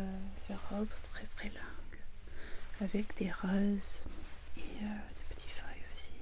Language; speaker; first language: French; non-native, learner; English